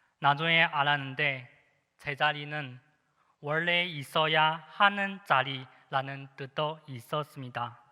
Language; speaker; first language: Korean; non-native, fluent; Chinese